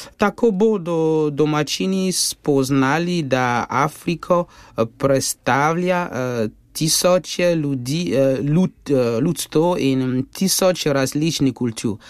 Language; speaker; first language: Slovenian; non-native, fluent; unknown